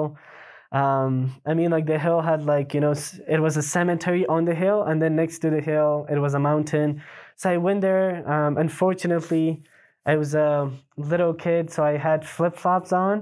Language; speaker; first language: English; non-native, fluent; Pashto